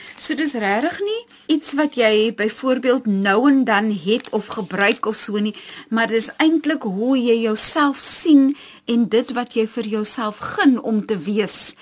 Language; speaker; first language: Afrikaans; native; Afrikaans